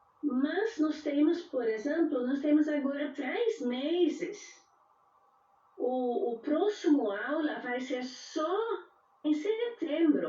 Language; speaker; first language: Portuguese; non-native, fluent; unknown